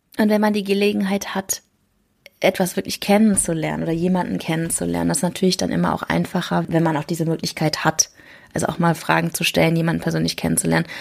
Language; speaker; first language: German; early bilingual, other home language; Korean